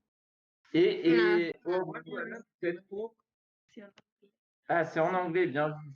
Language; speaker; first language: French; native; French